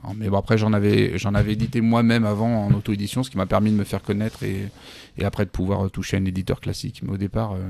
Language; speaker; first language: French; native; French